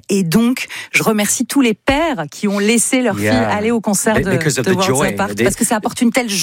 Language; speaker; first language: French; native; French